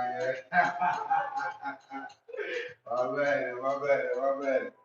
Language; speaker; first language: Italian; non-native, learner; Portuguese